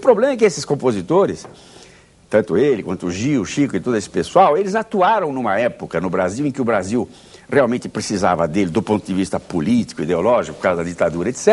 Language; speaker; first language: Portuguese; native; Portuguese